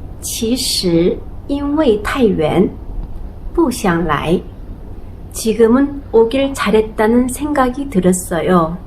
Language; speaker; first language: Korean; non-native, fluent; Chinese